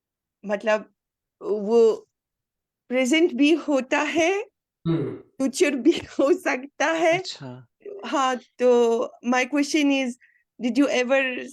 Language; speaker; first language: Hindi; non-native, fluent; Arabic